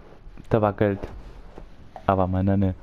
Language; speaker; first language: German; native; German